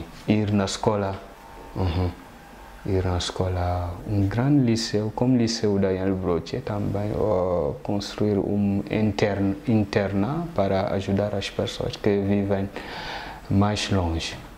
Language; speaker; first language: Portuguese; non-native, fluent; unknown